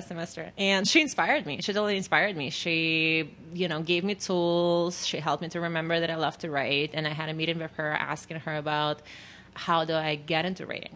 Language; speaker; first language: English; non-native, fluent; Russian